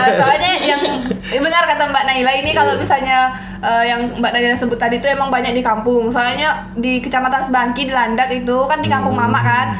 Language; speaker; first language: Indonesian; non-native, local second language; Madurese